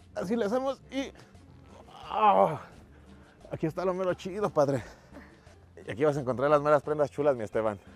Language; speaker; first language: Spanish; native; Spanish